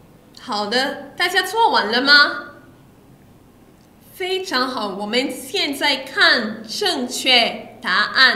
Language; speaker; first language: Chinese; non-native, fluent; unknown